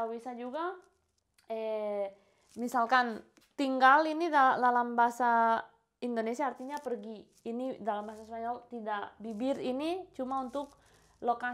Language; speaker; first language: Indonesian; non-native, fluent; Spanish